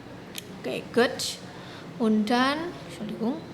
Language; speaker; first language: German; non-native, learner; Indonesian